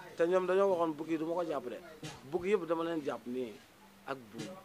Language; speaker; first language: Wolof; native; Wolof